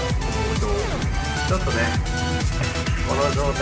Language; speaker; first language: Japanese; native; Japanese